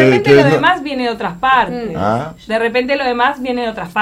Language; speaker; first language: Spanish; native; Spanish